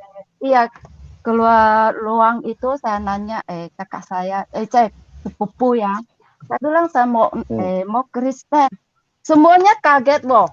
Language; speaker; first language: Indonesian; non-native, learner; Cantonese